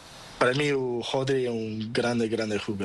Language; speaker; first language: Spanish; non-native, learner; Portuguese